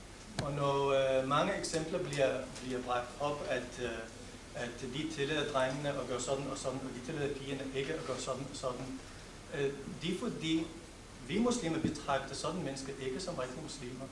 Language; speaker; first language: Danish; non-native, local second language; Arabic